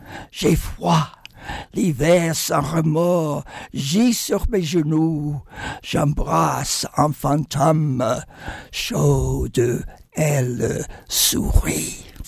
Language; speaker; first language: French; non-native, fluent; English